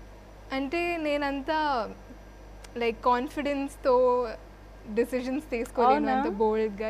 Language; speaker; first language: Telugu; non-native, fluent; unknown